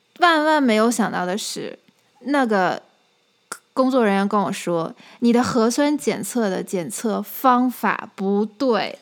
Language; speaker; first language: Chinese; native; Chinese